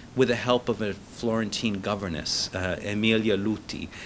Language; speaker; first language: English; early bilingual, other home language; Italian